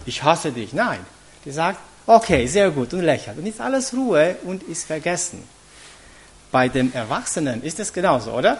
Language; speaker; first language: German; non-native, fluent; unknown